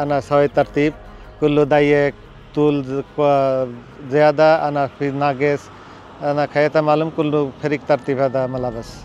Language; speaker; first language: Arabic; non-native, learner; Urdu